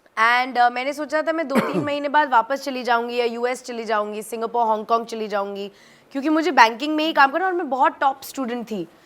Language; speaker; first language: Hindi; native; Hindi